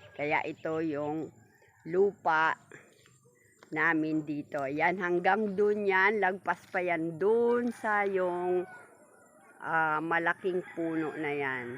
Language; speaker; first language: Filipino; non-native, local second language; Cebuano